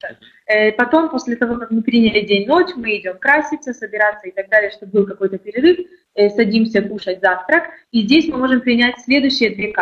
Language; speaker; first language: Polish; non-native, learner; Russian